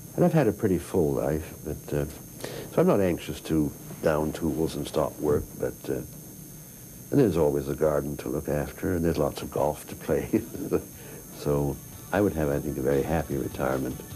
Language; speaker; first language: English; native; English